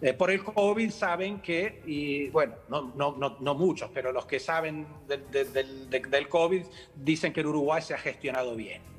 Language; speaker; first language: Spanish; early bilingual, heritage; Spanish